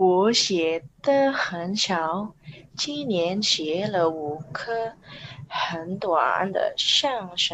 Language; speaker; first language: Chinese; non-native, learner; Indonesian